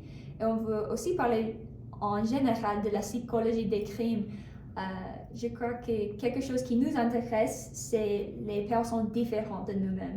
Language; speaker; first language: French; non-native, learner; English